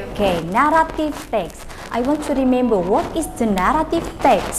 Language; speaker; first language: English; non-native, learner; Indonesian